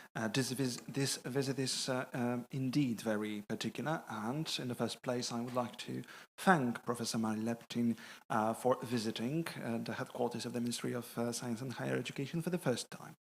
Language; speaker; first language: English; non-native, fluent; Polish